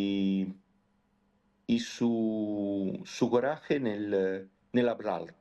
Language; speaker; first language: Spanish; non-native, fluent; Italian